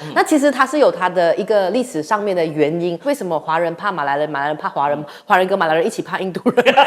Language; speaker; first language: Chinese; native; Chinese